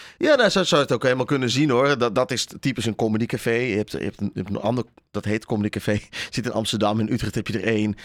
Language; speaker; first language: Dutch; native; Dutch